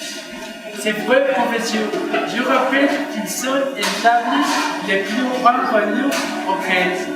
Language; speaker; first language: French; non-native, learner; Spanish